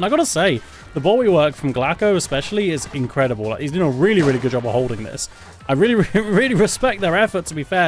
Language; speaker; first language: English; native; English